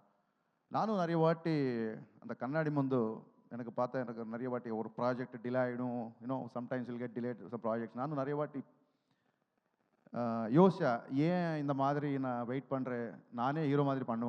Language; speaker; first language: Tamil; non-native, learner; Telugu